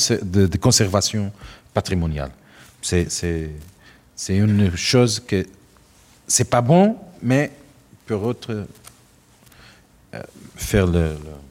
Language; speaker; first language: French; non-native, learner; Portuguese